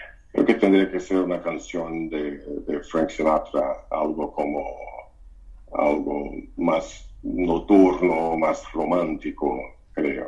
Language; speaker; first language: Spanish; non-native, fluent; Portuguese